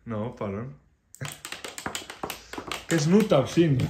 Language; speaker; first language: Estonian; non-native, learner; Spanish